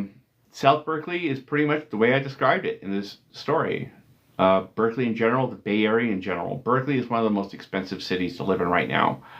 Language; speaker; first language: English; native; English